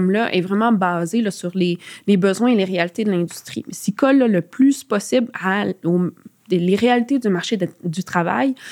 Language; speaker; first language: French; native; French